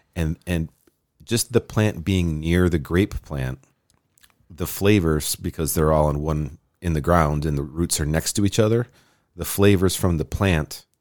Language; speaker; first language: English; native; English